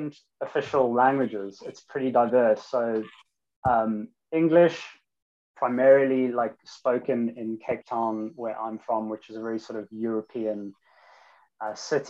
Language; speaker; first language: English; native; English